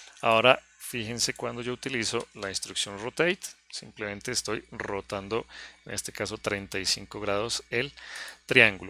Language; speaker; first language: Spanish; native; Spanish